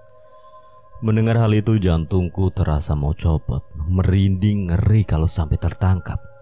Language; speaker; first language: Indonesian; native; Indonesian